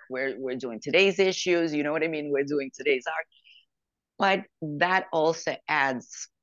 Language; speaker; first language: English; non-native, fluent; Ukrainian